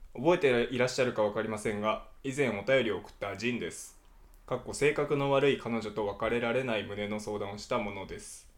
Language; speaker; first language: Japanese; native; Japanese